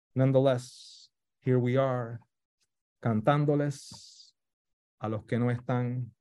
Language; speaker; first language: Spanish; early bilingual, heritage; Spanish